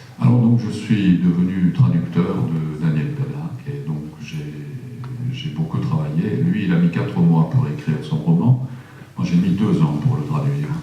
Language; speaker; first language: French; non-native, fluent; Japanese